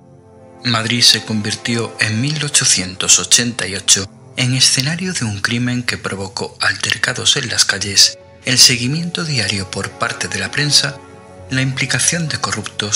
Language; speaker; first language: Spanish; native; Spanish